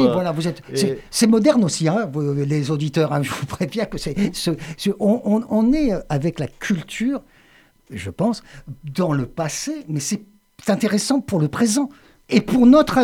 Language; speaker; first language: French; native; French